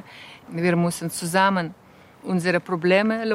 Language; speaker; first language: German; non-native, learner; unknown